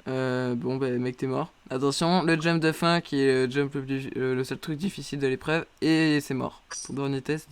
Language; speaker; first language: French; native; French